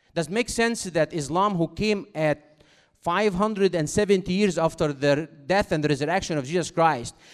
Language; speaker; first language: English; non-native, fluent; Arabic